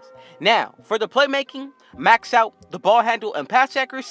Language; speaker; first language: English; native; English